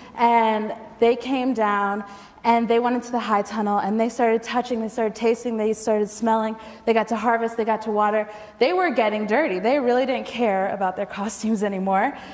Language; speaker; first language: English; native; English